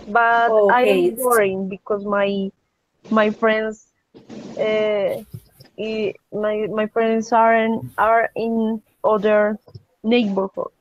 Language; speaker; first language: English; non-native, learner; Spanish